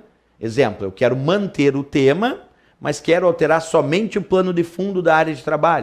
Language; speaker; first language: Portuguese; native; Portuguese